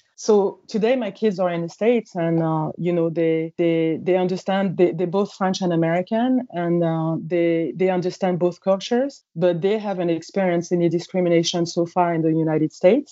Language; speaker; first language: English; non-native, fluent; French